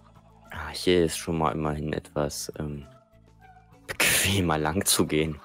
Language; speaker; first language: German; native; German